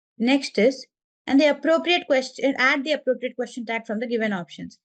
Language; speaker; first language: English; non-native, local second language; Malayalam